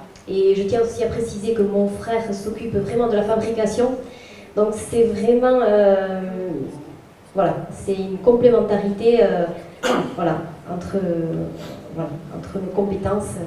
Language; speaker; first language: French; native; French